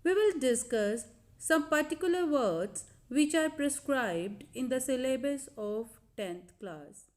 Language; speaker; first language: English; non-native, local second language; Punjabi